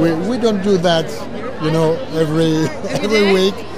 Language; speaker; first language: English; non-native, fluent; French